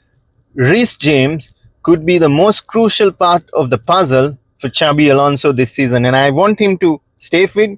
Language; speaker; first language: English; non-native, local second language; Konkani